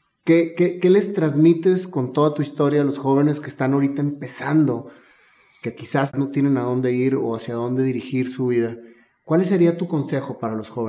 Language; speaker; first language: Spanish; native; Spanish